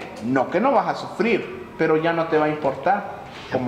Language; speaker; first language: Spanish; native; Spanish